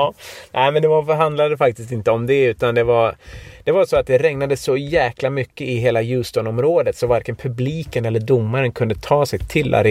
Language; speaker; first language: Swedish; native; Swedish